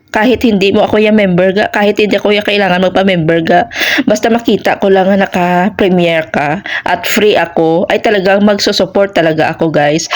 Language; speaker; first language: Filipino; non-native, local second language; Hiligaynon